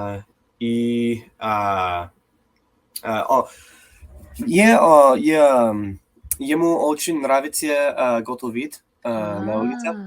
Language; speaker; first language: Russian; non-native, learner; English